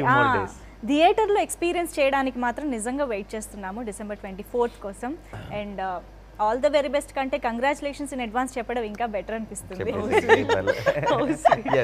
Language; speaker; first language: Telugu; native; Telugu